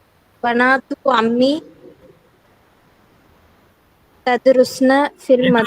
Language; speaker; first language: Arabic; non-native, learner; Tamil